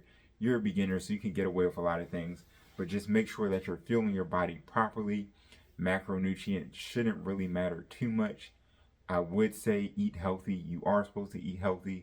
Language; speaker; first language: English; native; English